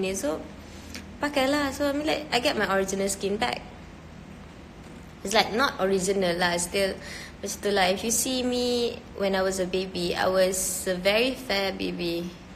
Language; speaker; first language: English; non-native, local second language; Malay